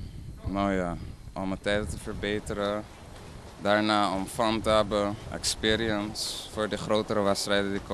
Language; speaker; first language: Dutch; non-native, local second language; Papiamento